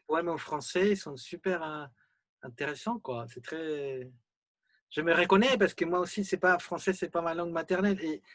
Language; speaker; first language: French; non-native, fluent; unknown